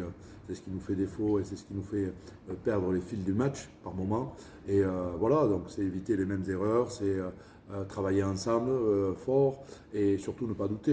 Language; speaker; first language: French; native; French